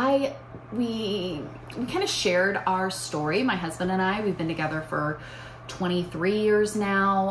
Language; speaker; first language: English; native; English